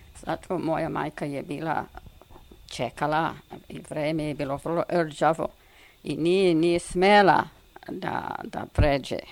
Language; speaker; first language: Serbian; non-native, fluent; English